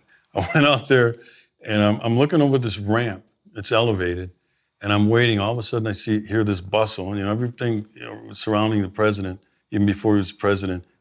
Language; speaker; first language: English; native; English